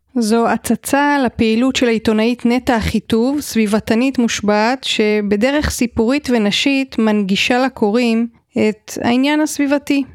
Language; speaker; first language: Hebrew; native; Hebrew